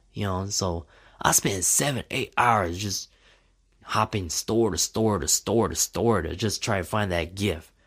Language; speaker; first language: English; native; English